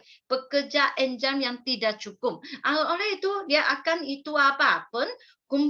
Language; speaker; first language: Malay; non-native, local second language; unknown